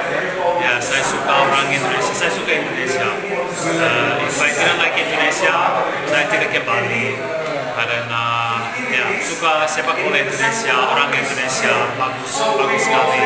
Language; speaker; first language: Indonesian; non-native, learner; Bosnian